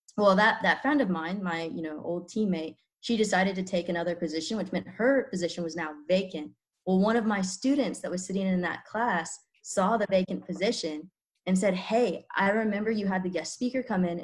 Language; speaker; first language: English; native; English